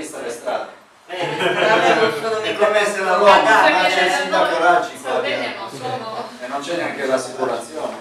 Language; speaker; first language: Italian; native; Italian